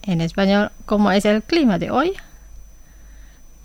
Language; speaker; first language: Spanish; non-native, fluent; Indonesian